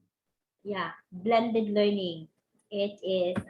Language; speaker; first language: English; non-native, local second language; Cebuano